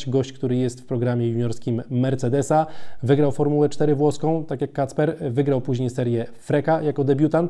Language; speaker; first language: Polish; native; Polish